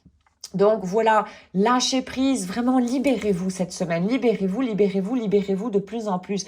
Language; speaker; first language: French; native; French